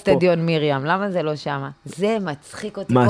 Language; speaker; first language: Hebrew; native; Hebrew